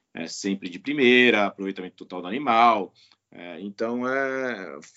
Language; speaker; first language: Portuguese; native; Portuguese